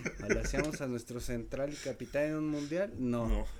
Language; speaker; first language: Spanish; native; Spanish